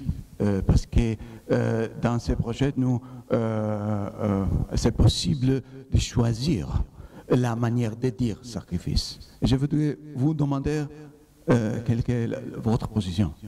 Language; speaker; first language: French; non-native, fluent; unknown